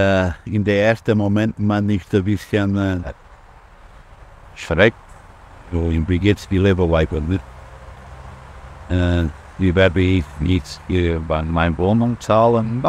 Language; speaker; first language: German; non-native, learner; Portuguese